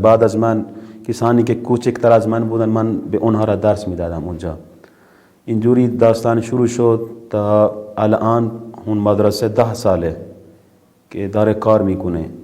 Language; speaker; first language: Persian; non-native, fluent; Urdu